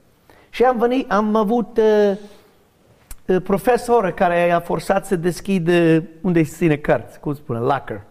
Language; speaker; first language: Romanian; non-native, learner; English